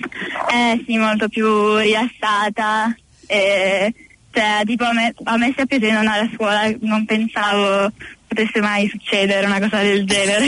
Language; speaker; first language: Italian; native; Italian